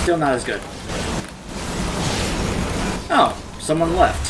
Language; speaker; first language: English; native; English